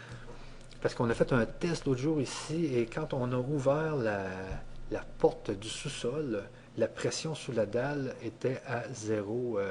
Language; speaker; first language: French; native; French